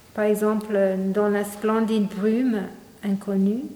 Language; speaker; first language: French; non-native, fluent; English